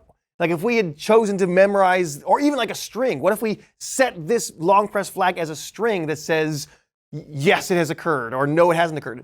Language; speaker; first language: English; native; English